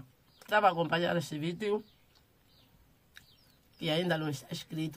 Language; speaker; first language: Portuguese; non-native, local second language; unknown